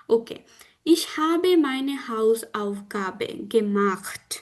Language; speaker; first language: German; non-native, learner; Bangla